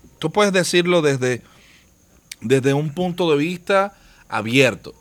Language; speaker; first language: Spanish; native; Spanish